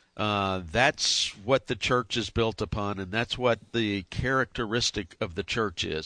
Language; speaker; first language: English; native; English